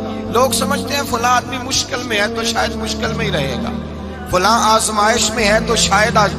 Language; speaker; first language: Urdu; non-native, local second language; Punjabi